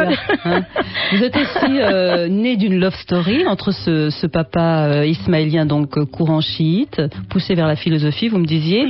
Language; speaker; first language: French; native; French